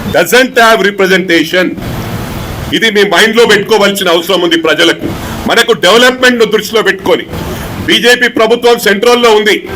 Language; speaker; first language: Telugu; non-native, local second language; Tamil